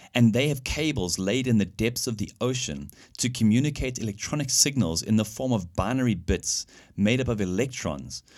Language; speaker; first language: English; native; English